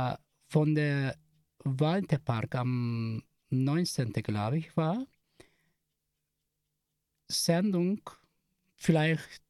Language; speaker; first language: German; non-native, learner; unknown